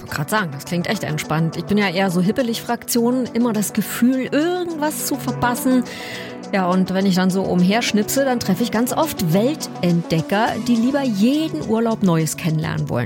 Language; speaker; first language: German; native; German